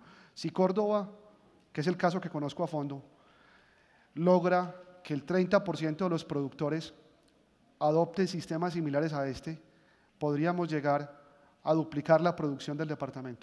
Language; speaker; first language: Spanish; native; Spanish